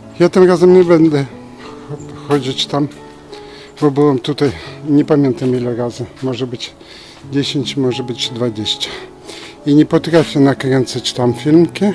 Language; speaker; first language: Polish; non-native, fluent; Turkish